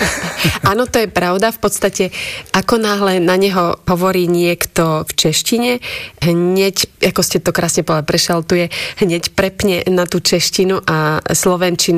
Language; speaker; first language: Slovak; native; Slovak